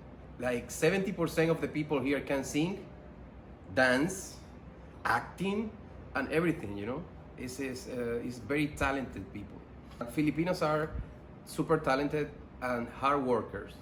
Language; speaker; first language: English; non-native, learner; Spanish